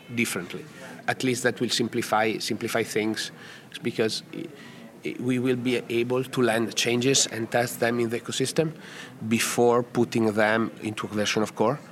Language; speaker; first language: English; non-native, fluent; Italian